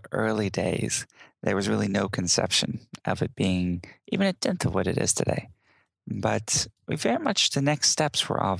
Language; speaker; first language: English; native; English